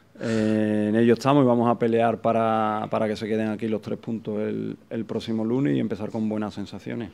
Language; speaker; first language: Spanish; native; Spanish